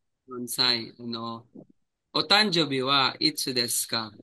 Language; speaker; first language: Japanese; non-native, fluent; Filipino